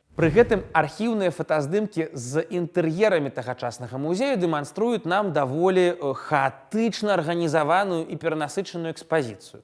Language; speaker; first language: Belarusian; non-native, local second language; Russian